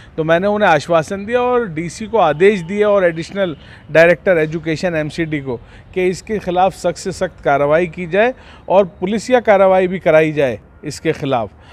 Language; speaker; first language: Hindi; native; Hindi